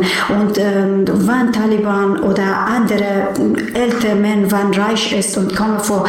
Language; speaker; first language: German; non-native, learner; Persian